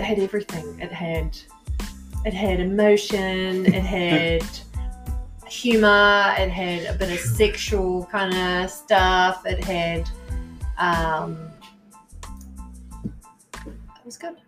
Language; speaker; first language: English; native; English